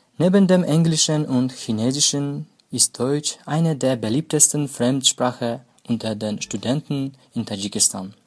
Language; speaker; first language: German; non-native, fluent; Tajik